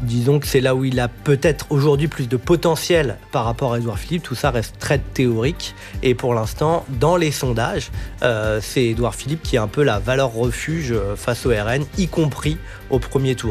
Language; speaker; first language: French; native; French